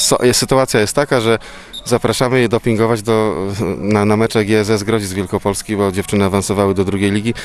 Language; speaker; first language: Polish; native; Polish